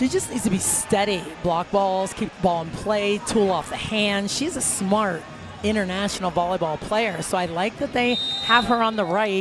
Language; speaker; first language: English; native; English